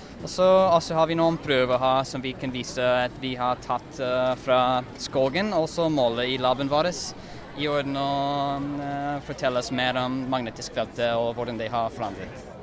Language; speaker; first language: Norwegian; non-native, learner; English